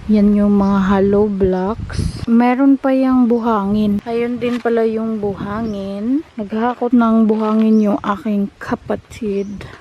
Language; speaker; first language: Filipino; non-native, local second language; Cebuano